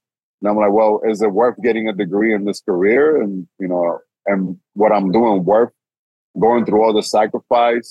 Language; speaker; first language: English; early bilingual, other home language; Spanish